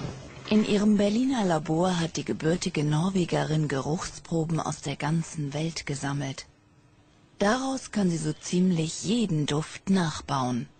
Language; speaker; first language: German; native; German